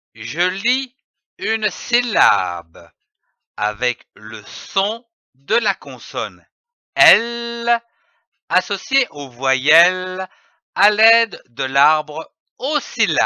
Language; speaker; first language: French; native; French